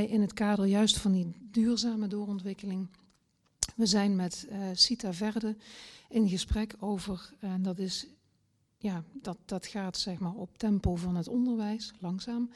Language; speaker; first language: Dutch; native; Dutch